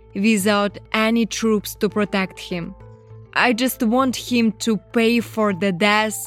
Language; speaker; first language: English; non-native, fluent; Ukrainian